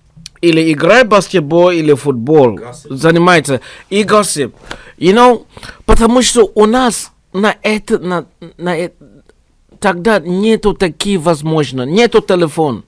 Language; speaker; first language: Russian; non-native, learner; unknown